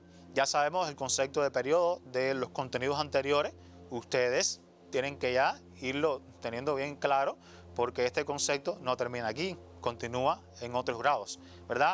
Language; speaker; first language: Spanish; native; Spanish